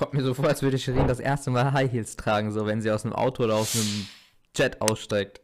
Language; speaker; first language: German; native; German